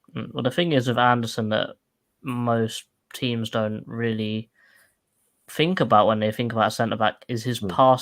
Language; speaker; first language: English; native; English